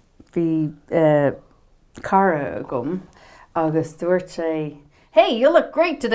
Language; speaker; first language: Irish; non-native, learner; English